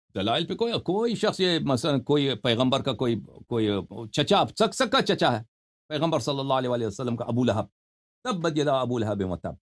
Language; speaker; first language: Urdu; native; Urdu